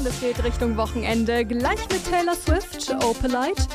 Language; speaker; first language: German; native; German